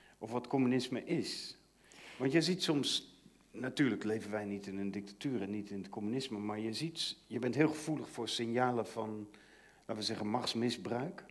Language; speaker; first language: Dutch; native; Dutch